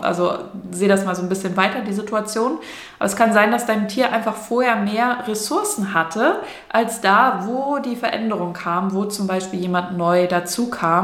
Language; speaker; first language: German; native; German